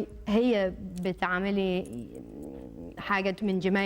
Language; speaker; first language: Arabic; early bilingual, heritage; Arabic